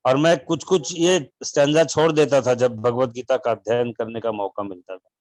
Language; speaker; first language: Hindi; non-native, local second language; Marathi